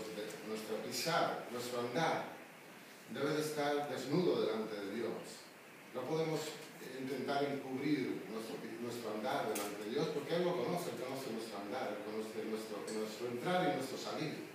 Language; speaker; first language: Spanish; native; Spanish